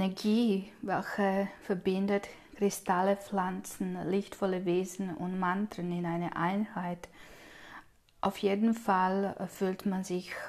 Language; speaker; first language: German; non-native, fluent; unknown